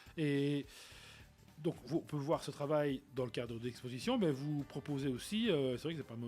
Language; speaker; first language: French; native; French